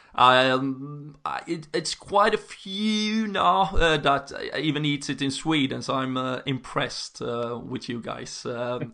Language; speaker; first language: English; non-native, fluent; Swedish